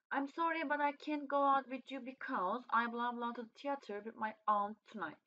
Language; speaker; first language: English; non-native, fluent; Turkish